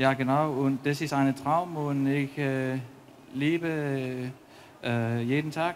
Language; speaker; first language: German; non-native, learner; Danish